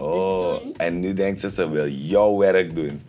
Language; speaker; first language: Dutch; native; Dutch